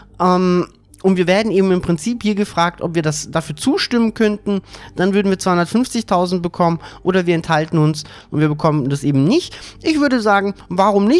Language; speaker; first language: German; native; German